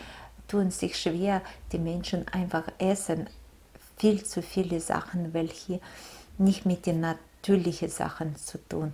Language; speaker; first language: German; non-native, fluent; Russian